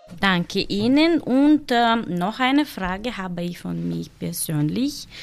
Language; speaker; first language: German; non-native, learner; Ukrainian